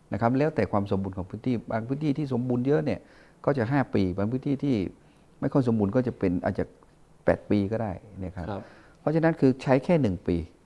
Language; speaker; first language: Thai; non-native, local second language; Karen languages